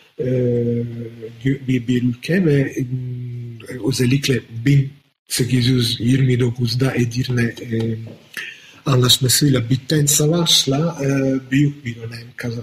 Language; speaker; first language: Turkish; non-native, fluent; Italian